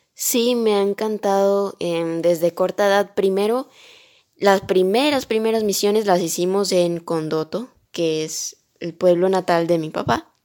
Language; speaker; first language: Spanish; early bilingual, heritage; Spanish